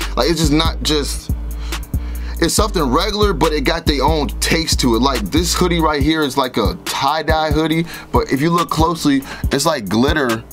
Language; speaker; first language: English; native; English